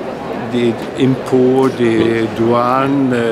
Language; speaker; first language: French; non-native, fluent; German